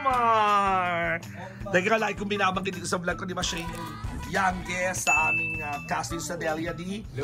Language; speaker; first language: Filipino; native; Filipino